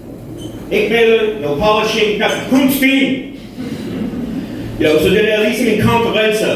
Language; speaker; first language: Danish; non-native, learner; English